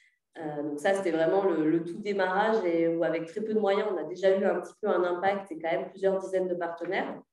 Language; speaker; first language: French; native; French